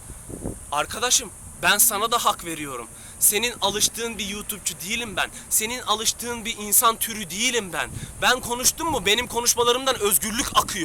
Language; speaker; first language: Turkish; native; Turkish